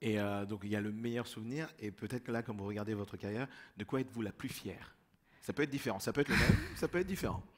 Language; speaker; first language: French; native; French